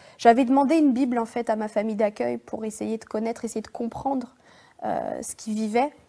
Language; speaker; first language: French; native; French